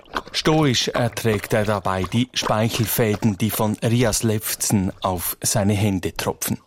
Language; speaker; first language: German; native; German